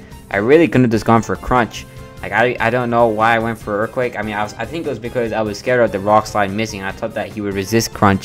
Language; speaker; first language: English; native; English